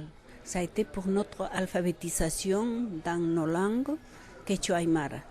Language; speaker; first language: French; non-native, fluent; Quechua